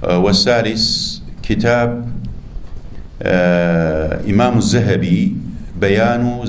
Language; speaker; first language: Arabic; non-native, fluent; Turkish